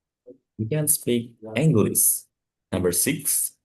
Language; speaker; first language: English; non-native, fluent; Indonesian